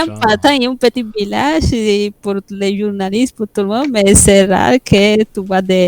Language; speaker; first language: French; non-native, fluent; Spanish